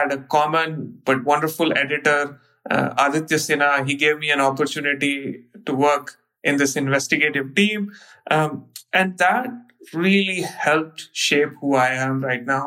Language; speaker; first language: English; non-native, local second language; Hindi